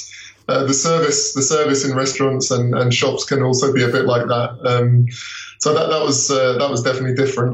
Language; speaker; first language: English; native; English